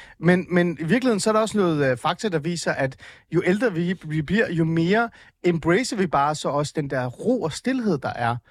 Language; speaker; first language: Danish; early bilingual, other home language; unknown